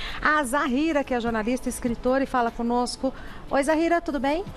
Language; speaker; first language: Portuguese; native; Portuguese